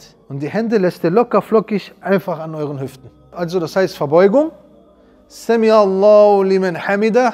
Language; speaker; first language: German; native; German